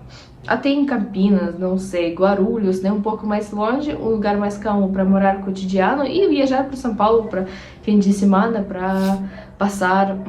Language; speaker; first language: Portuguese; non-native, fluent; Russian